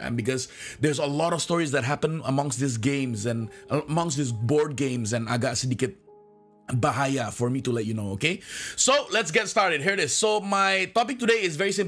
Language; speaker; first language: English; non-native, fluent; Indonesian